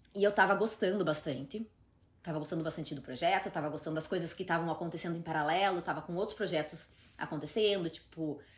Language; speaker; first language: Portuguese; native; Portuguese